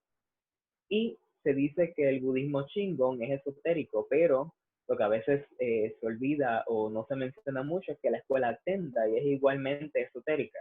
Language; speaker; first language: Spanish; native; Spanish